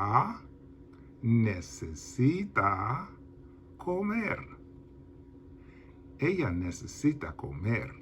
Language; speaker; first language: Spanish; non-native, learner; English